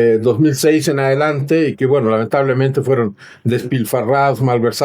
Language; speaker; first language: Spanish; native; Spanish